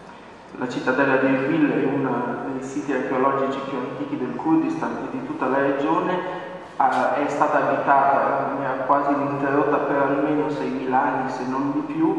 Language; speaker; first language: Italian; native; Italian